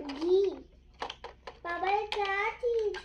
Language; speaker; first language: Hindi; native; Hindi